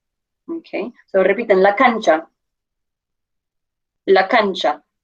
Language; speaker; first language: Spanish; non-native, fluent; English